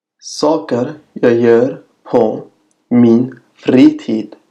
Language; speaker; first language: Swedish; non-native, fluent; Arabic